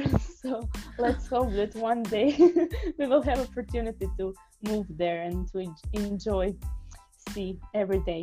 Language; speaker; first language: English; non-native, fluent; Croatian